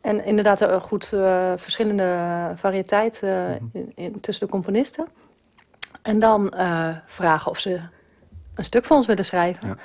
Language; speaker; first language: Dutch; native; Dutch